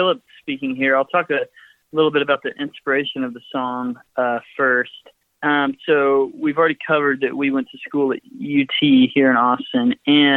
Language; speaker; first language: English; native; English